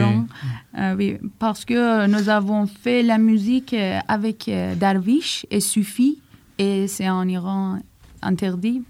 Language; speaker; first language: French; non-native, learner; Persian